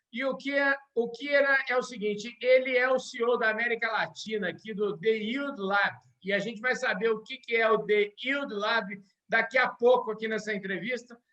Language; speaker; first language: Portuguese; native; Portuguese